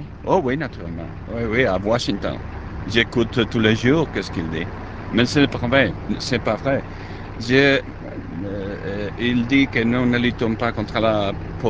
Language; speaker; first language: French; non-native, learner; Spanish